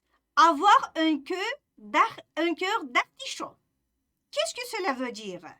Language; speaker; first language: French; non-native, fluent; Uzbek